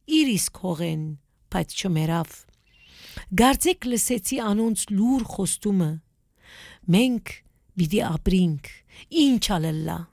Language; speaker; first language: Armenian; early bilingual, heritage; Armenian